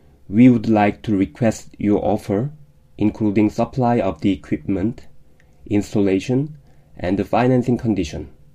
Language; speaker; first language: English; non-native, fluent; Korean